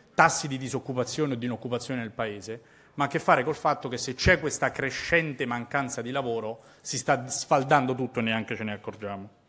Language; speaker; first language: Italian; native; Italian